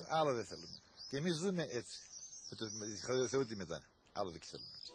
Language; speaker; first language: Greek; early bilingual, heritage; Greek